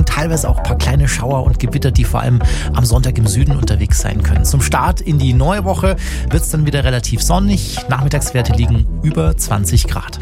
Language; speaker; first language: German; native; German